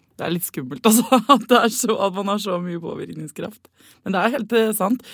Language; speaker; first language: Norwegian; native; Norwegian